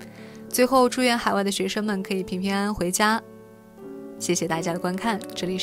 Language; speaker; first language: Chinese; native; Chinese